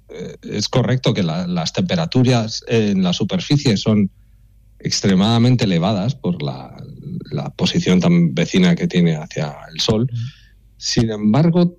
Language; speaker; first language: Spanish; native; Spanish